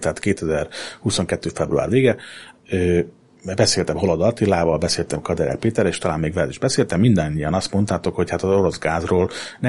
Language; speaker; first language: Hungarian; native; Hungarian